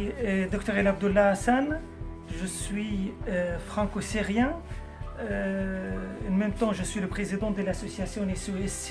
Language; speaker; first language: French; non-native, fluent; Arabic